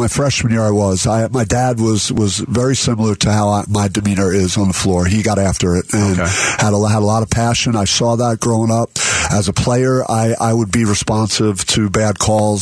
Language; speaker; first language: English; native; English